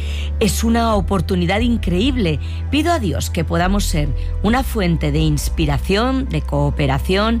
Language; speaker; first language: Spanish; native; Spanish